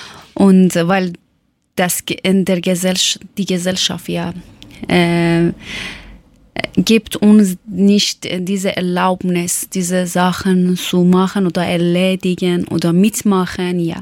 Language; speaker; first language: German; non-native, learner; Persian